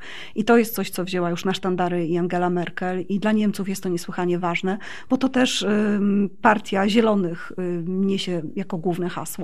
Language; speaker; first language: Polish; native; Polish